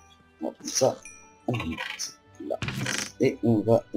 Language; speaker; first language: French; native; French